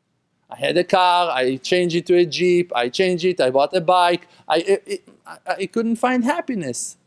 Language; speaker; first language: English; non-native, fluent; Hebrew